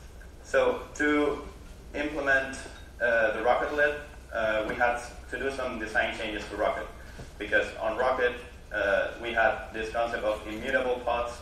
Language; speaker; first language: English; non-native, fluent; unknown